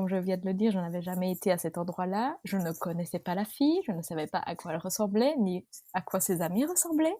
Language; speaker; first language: French; native; French